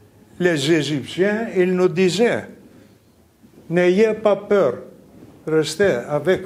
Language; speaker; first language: French; non-native, fluent; Greek